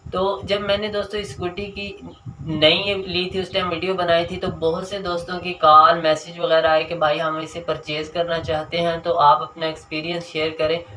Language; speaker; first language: Urdu; native; Urdu